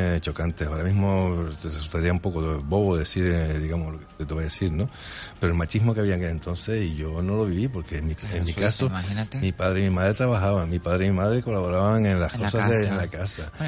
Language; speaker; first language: Spanish; early bilingual, other home language; French